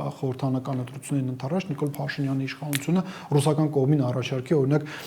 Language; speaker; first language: Armenian; native; Armenian